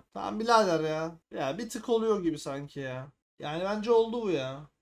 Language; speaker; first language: Turkish; native; Turkish